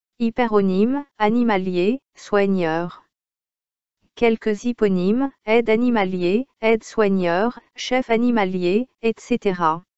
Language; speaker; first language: French; native; French